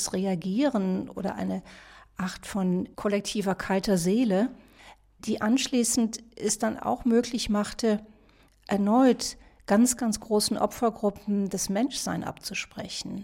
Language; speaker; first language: German; native; German